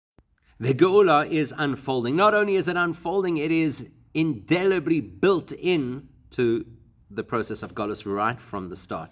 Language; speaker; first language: English; native; English